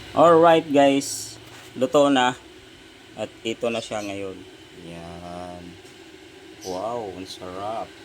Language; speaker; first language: Filipino; non-native, local second language; Cebuano